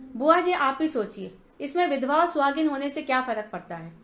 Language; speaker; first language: Hindi; native; Hindi